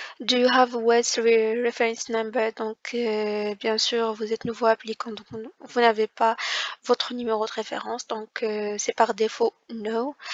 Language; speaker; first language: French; non-native, local second language; Arabic